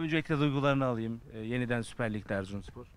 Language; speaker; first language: Turkish; native; Turkish